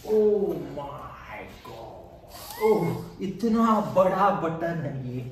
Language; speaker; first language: Hindi; non-native, local second language; Marathi